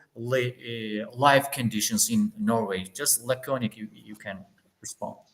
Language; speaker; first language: English; non-native, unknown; Azerbaijani